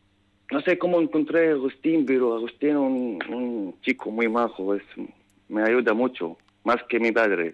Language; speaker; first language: Spanish; non-native, learner; Arabic